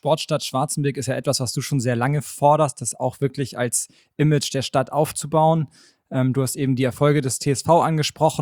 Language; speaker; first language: German; native; German